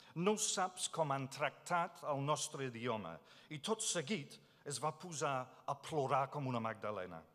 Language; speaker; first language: Catalan; non-native, fluent; English